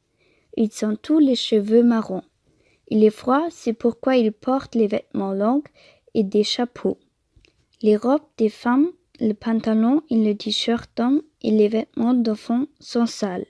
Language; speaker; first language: French; non-native, learner; German